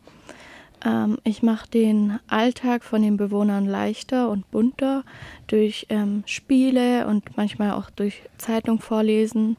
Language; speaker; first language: German; native; German